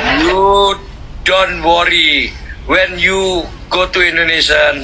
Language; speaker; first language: English; non-native, learner; Javanese